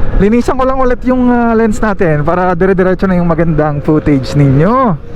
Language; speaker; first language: Filipino; non-native, local second language; Bikol